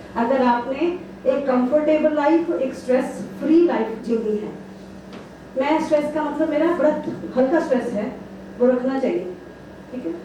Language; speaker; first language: Hindi; non-native, local second language; Punjabi